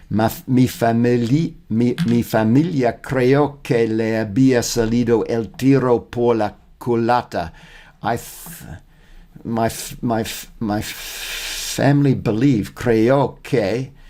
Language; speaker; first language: Spanish; non-native, learner; English